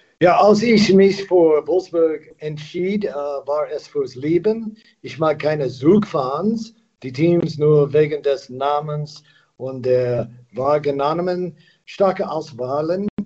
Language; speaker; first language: German; non-native, learner; English